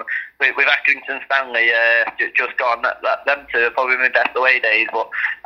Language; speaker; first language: English; native; English